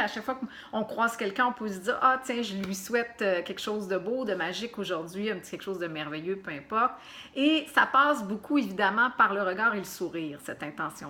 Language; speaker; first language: French; native; French